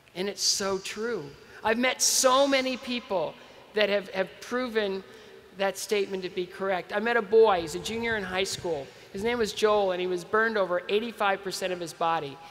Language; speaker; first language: English; native; English